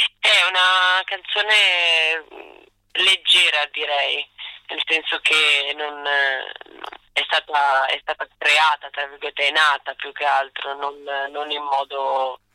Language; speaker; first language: Italian; native; Italian